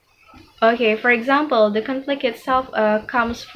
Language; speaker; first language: English; non-native, fluent; Indonesian